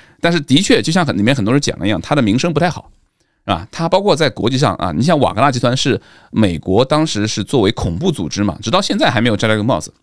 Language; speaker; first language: Chinese; native; Chinese